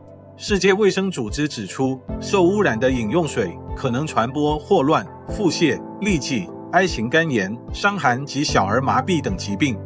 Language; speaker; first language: Chinese; native; Chinese